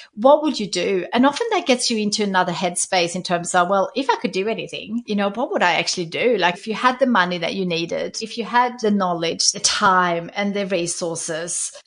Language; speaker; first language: English; non-native, fluent; Swedish